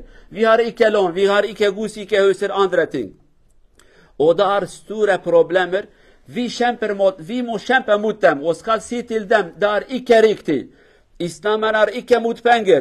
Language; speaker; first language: Norwegian; non-native, learner; Kurdish